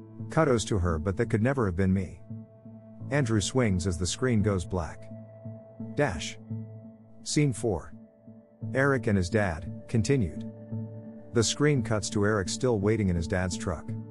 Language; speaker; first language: English; early bilingual, other home language; Spanish